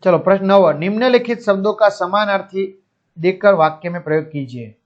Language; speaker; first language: Hindi; non-native, local second language; Gujarati